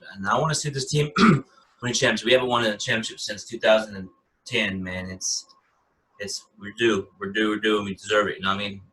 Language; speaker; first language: English; native; English